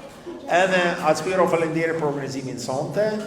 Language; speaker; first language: Albanian; non-native, fluent; English